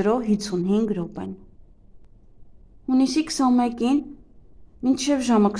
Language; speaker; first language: Armenian; native; Armenian